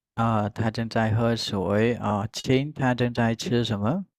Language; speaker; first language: Chinese; non-native, fluent; Khmer